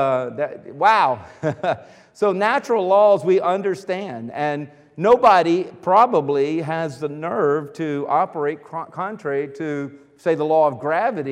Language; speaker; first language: English; native; English